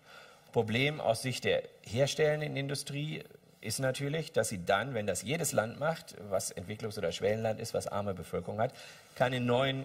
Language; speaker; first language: German; native; German